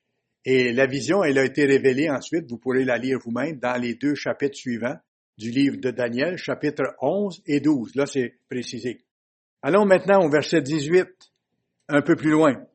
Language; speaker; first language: French; native; French